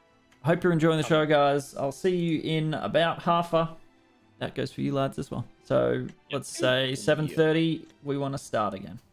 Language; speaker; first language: English; native; English